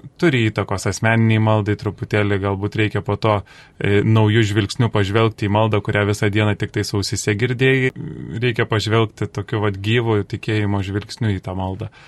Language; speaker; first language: Lithuanian; native; Lithuanian